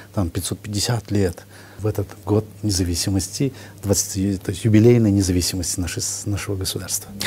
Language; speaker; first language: Russian; non-native, local second language; Kazakh